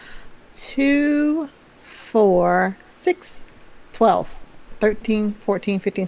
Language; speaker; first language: English; native; English